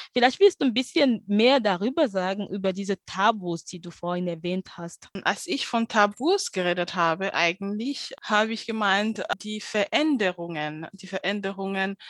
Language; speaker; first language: German; non-native, fluent; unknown